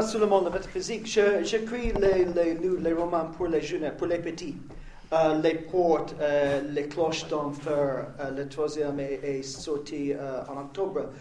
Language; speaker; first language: French; non-native, learner; English